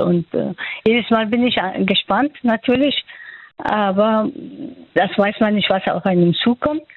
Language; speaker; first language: German; non-native, fluent; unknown